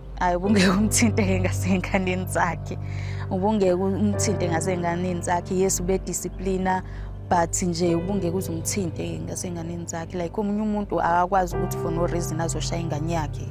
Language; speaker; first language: Zulu; native; Zulu